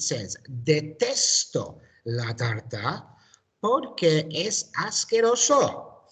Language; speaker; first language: Spanish; non-native, learner; English